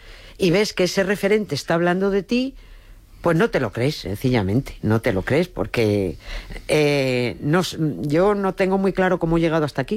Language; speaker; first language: Spanish; native; Spanish